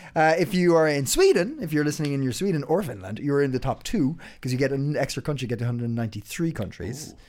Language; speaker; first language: English; native; English